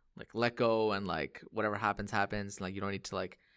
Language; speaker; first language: English; early bilingual, other home language; Hindi